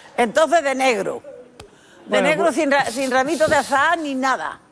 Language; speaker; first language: Spanish; native; Spanish